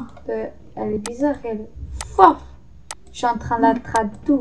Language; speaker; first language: French; native; French